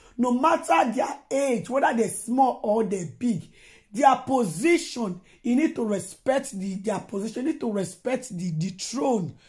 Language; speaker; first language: Nigerian Pidgin; non-native, local second language; Yoruba